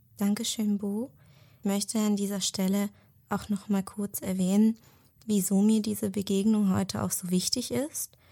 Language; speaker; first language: German; early bilingual, other home language; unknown